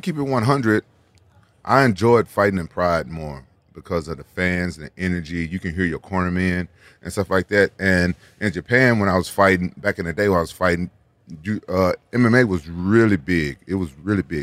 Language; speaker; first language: English; native; English